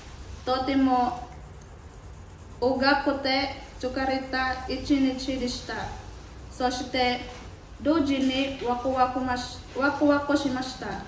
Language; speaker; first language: Japanese; non-native, learner; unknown